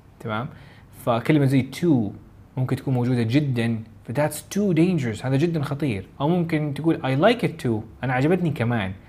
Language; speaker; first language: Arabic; native; Arabic